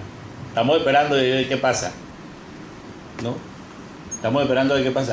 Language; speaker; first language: Spanish; native; Spanish